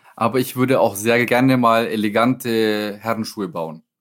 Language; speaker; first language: German; native; German